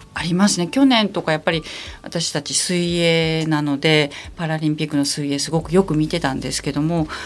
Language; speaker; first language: Japanese; native; Japanese